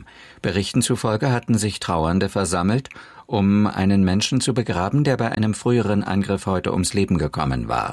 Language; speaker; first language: German; native; German